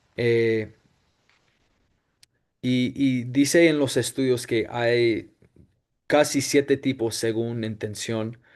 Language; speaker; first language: Spanish; non-native, fluent; English